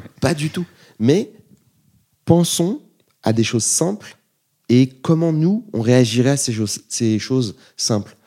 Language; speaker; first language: French; native; French